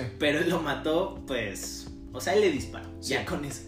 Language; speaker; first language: Spanish; native; Spanish